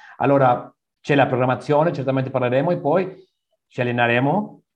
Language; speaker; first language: Italian; non-native, learner; Spanish